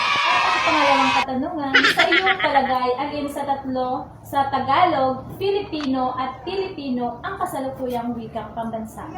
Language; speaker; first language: Filipino; non-native, local second language; Hiligaynon